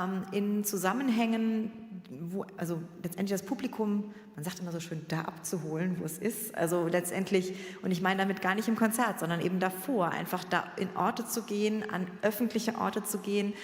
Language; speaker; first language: German; native; German